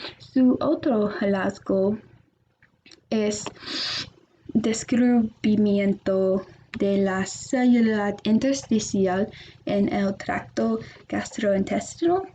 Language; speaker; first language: Spanish; non-native, learner; English